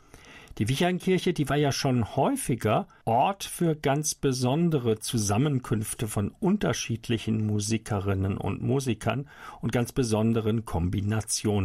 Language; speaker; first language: German; native; German